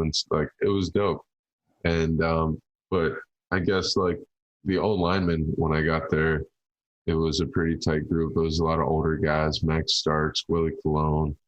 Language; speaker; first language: English; native; English